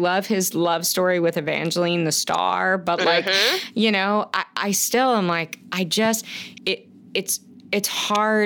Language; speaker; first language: English; native; English